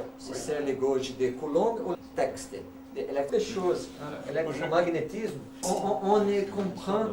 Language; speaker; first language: French; non-native, learner; Portuguese